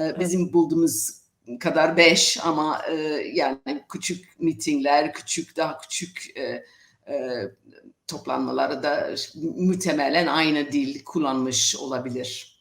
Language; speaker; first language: Turkish; non-native, fluent; English